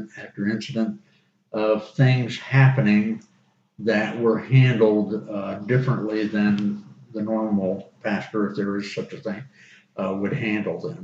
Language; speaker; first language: English; native; English